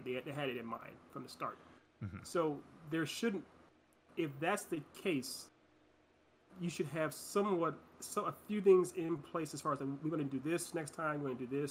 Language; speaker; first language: English; native; English